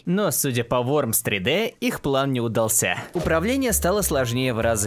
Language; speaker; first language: Russian; native; Russian